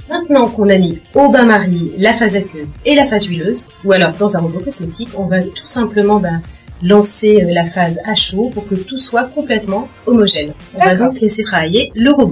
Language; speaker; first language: French; native; French